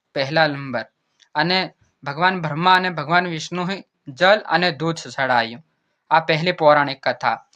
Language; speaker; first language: Gujarati; non-native, local second language; Bhili